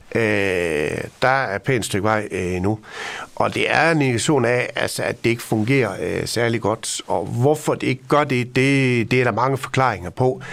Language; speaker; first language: Danish; native; Danish